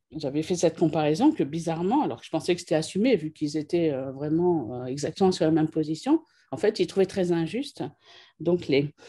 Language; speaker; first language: French; native; French